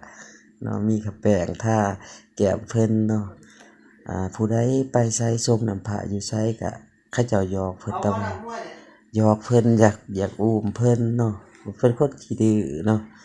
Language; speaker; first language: Thai; non-native, local second language; Lao